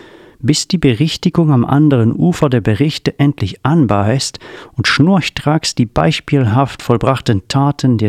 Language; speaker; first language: German; native; German